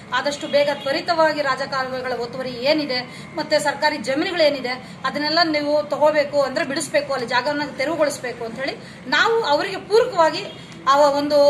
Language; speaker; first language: Kannada; native; Kannada